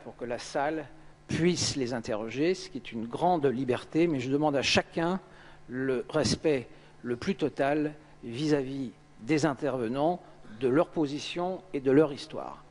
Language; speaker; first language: French; native; French